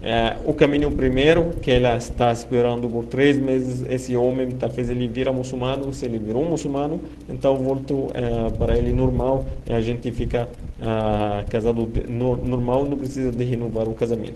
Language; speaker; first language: Portuguese; non-native, fluent; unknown